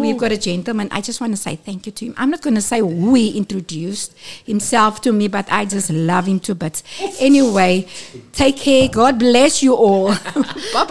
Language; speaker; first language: English; non-native, local second language; Afrikaans